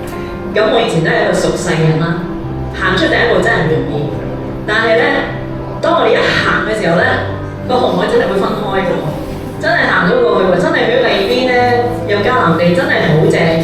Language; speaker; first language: Cantonese; native; Cantonese